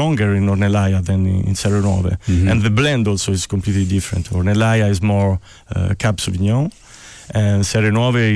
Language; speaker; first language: English; non-native, fluent; Italian